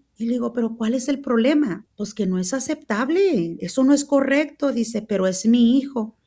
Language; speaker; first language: Spanish; early bilingual, heritage; Spanish